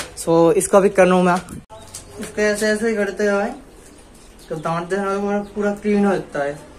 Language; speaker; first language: Hindi; non-native, local second language; Bangla